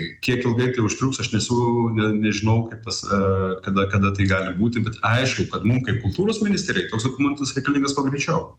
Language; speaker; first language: Lithuanian; native; Lithuanian